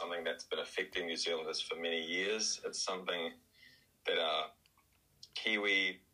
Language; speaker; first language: English; native; English